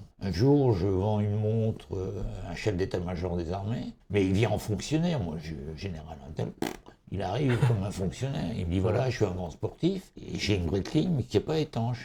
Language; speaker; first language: French; native; French